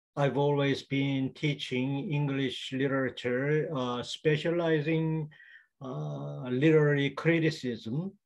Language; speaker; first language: English; non-native, fluent; Korean